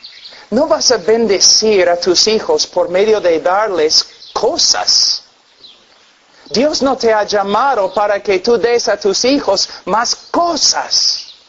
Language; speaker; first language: Spanish; non-native, fluent; English